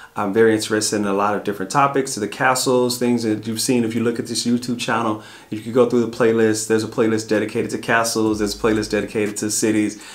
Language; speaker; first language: English; native; English